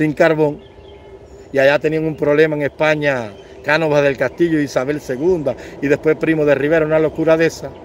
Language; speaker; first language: Spanish; native; Spanish